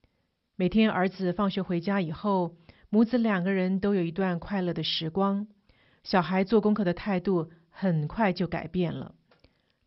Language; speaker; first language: Chinese; native; Chinese